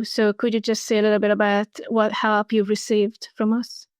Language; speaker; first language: English; native; English